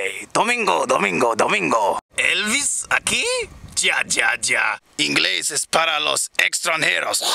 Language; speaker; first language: Spanish; non-native, learner; English